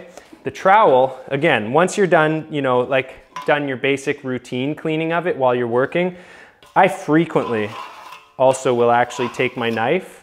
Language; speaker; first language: English; native; English